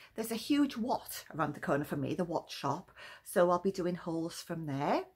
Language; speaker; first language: English; native; English